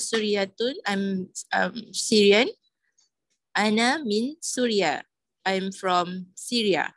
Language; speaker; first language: English; non-native, learner; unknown